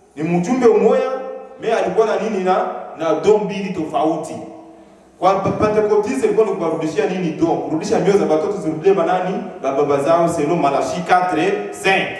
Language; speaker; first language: Swahili; native; Swahili